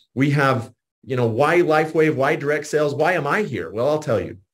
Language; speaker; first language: English; native; English